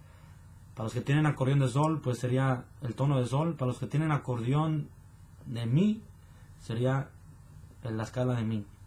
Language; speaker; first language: Spanish; native; Spanish